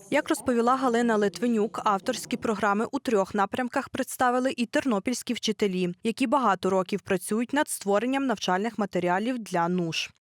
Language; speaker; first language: Ukrainian; native; Ukrainian